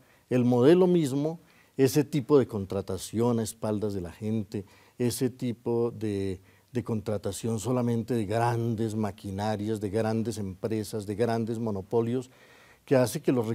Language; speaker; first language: Spanish; native; Spanish